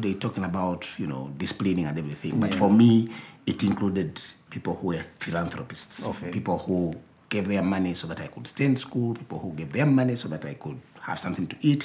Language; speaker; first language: English; non-native, local second language; Ganda